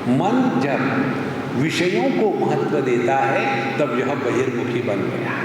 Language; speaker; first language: Hindi; non-native, local second language; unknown